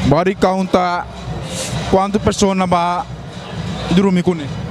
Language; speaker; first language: Portuguese; non-native, learner; Dutch